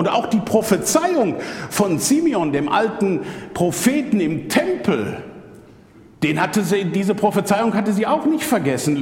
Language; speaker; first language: German; native; German